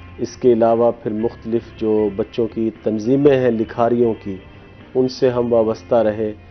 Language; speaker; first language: Urdu; non-native, local second language; Haryanvi